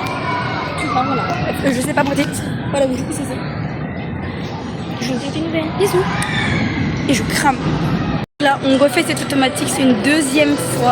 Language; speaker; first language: French; native; French